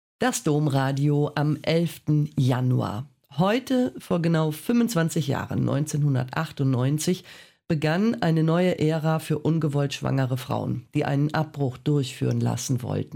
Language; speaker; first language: German; native; German